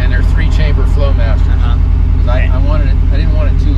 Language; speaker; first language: English; native; English